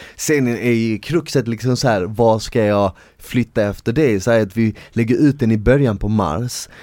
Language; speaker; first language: Swedish; early bilingual, other home language; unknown